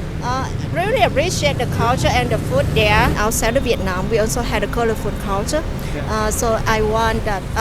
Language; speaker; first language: English; non-native, local second language; Vietnamese